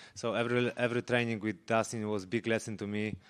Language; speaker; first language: English; non-native, learner; Polish